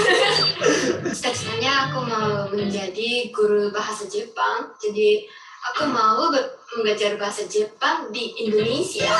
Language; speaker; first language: Indonesian; non-native, fluent; Japanese